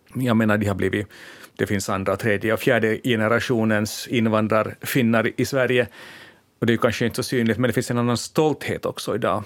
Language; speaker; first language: Swedish; native; Swedish